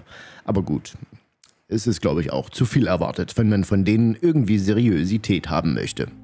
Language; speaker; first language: German; native; German